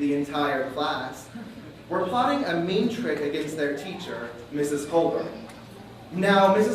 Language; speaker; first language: English; native; English